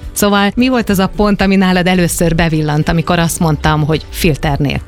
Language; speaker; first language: Hungarian; native; Hungarian